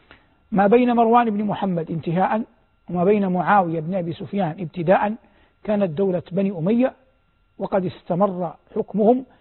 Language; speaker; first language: Arabic; native; Arabic